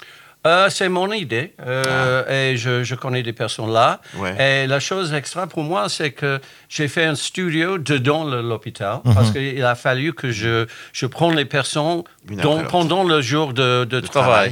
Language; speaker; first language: French; non-native, fluent; English